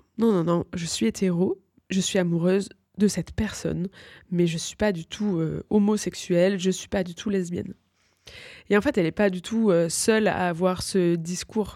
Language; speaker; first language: French; native; French